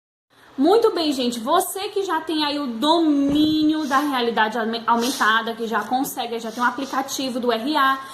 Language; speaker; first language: Portuguese; native; Portuguese